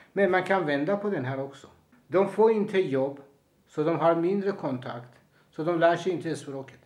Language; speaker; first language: Swedish; non-native, fluent; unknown